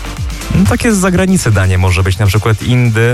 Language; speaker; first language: Polish; native; Polish